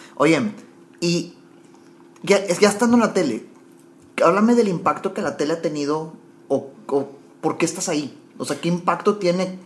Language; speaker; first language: Spanish; native; Spanish